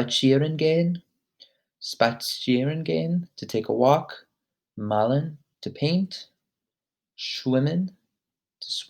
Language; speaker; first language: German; non-native, learner; English